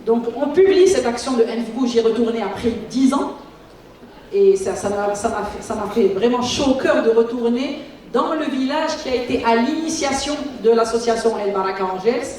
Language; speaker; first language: French; non-native, local second language; Arabic